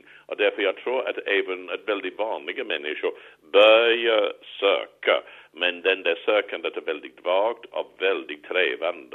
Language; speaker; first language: Swedish; non-native, fluent; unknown